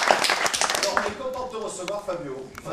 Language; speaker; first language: French; native; French